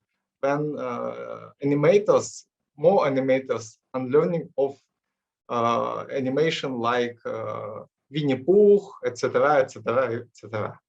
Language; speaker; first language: English; non-native, learner; Russian